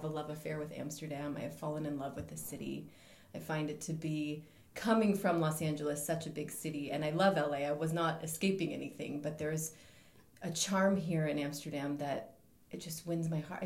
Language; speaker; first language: English; native; English